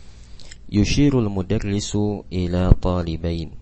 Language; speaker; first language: Arabic; non-native, fluent; Indonesian